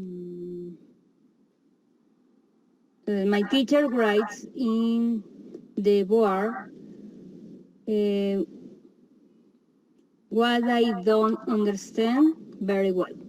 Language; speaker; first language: English; non-native, learner; Spanish